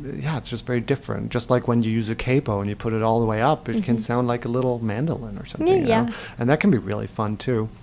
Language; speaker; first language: English; non-native, fluent; German